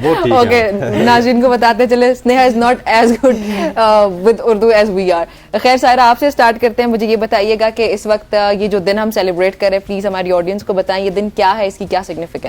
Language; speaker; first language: Urdu; native; Urdu